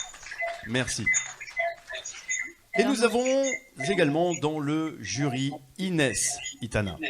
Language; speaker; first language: French; native; French